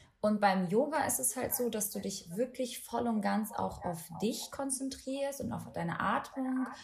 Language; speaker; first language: German; early bilingual, other home language; Albanian